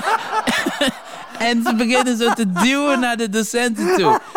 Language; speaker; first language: Dutch; native; Dutch